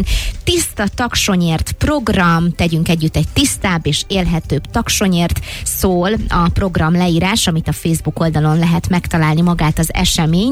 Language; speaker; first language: Hungarian; native; Hungarian